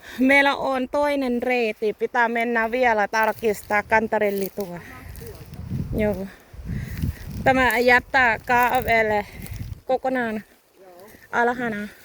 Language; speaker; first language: Finnish; non-native, learner; Thai